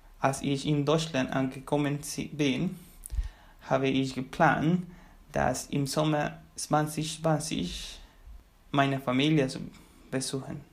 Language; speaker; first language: German; non-native, learner; Spanish